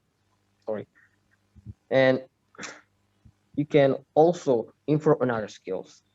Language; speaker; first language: English; non-native, learner; Indonesian